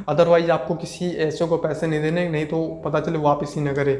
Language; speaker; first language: Hindi; native; Hindi